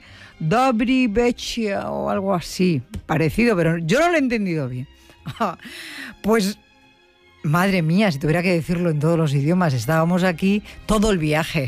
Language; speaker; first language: Spanish; native; Spanish